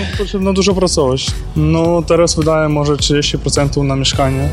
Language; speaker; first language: Polish; non-native, learner; Ukrainian